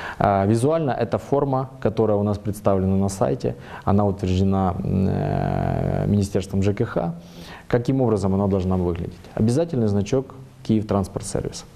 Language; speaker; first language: Russian; native; Russian